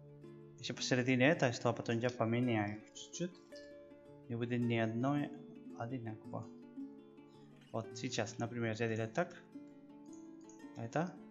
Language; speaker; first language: Russian; non-native, learner; Spanish